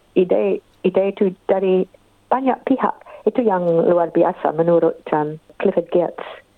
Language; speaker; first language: Indonesian; non-native, fluent; English